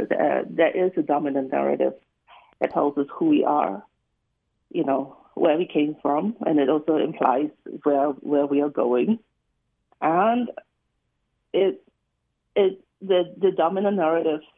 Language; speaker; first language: English; native; English